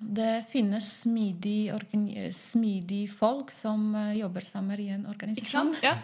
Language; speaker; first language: Norwegian; non-native, fluent; Polish